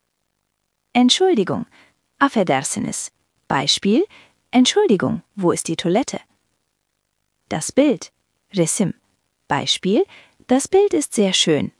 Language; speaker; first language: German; non-native, fluent; Turkish